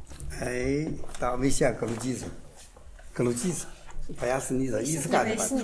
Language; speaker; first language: Russian; non-native, learner; Chinese